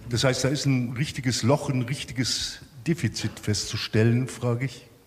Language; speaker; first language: German; native; German